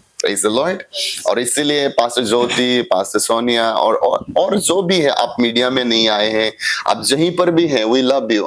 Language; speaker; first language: Hindi; non-native, local second language; Assamese